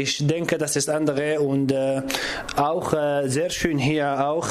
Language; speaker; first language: German; non-native, learner; Kurdish